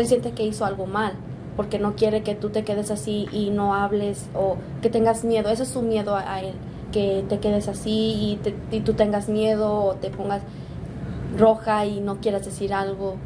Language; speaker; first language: Spanish; early bilingual, heritage; Spanish